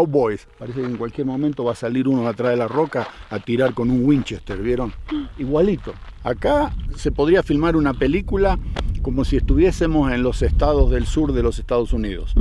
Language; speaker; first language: Spanish; native; Spanish